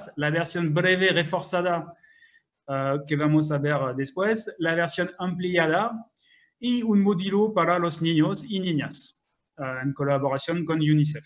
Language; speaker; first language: Spanish; non-native, fluent; French